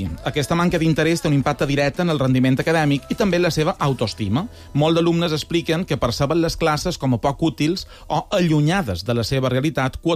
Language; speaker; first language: Catalan; native; Catalan